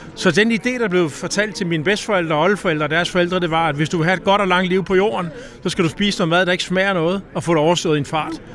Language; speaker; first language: Danish; native; Danish